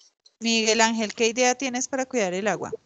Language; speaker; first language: Spanish; native; Spanish